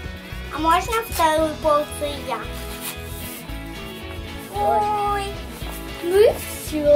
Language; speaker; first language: Russian; native; Russian